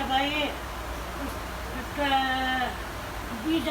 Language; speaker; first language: Hindi; non-native, learner; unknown